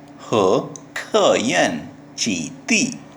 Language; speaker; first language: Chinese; non-native, learner; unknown